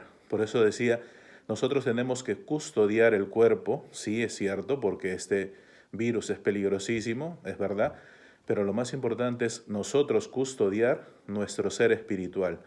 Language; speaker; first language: Spanish; native; Spanish